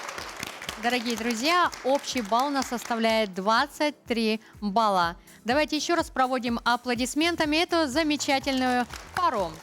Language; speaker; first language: Russian; native; Russian